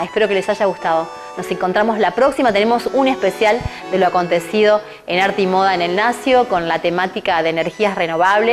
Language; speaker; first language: Spanish; native; Spanish